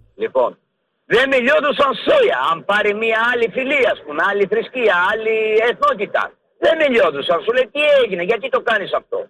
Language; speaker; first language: Greek; early bilingual, heritage; Greek